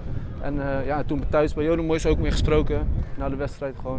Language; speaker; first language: Dutch; early bilingual, other home language; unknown